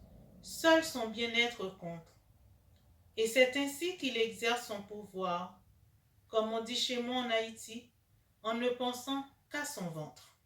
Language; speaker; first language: French; native; French